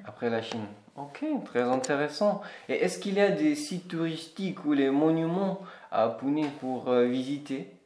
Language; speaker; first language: French; non-native, fluent; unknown